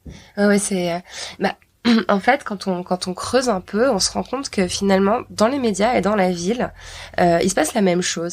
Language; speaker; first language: French; native; French